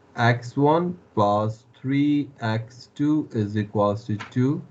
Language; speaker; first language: English; non-native, local second language; Nepali